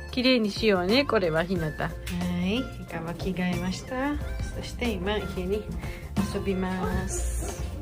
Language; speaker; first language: Japanese; non-native, learner; Georgian